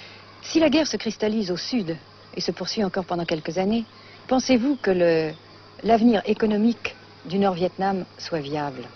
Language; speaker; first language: French; native; French